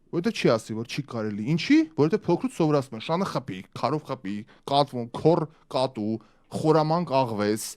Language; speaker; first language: Armenian; early bilingual, other home language; Russian